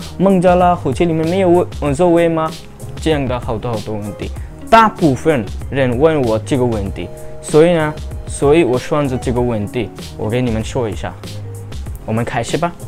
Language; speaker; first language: Chinese; non-native, learner; Bangla